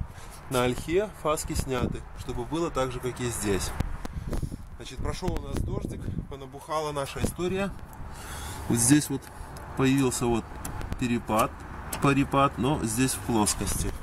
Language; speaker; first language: Russian; native; Russian